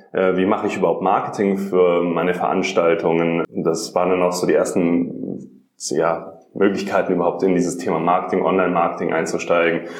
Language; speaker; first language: German; native; German